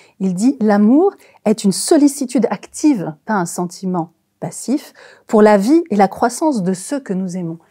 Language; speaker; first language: French; native; French